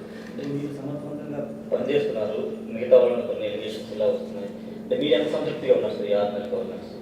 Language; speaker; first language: Telugu; native; Telugu